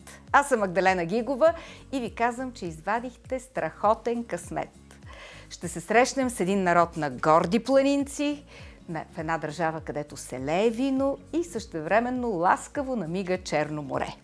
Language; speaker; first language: Bulgarian; native; Bulgarian